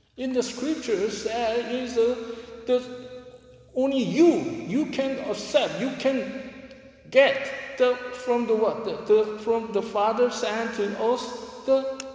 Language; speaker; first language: English; non-native, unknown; Korean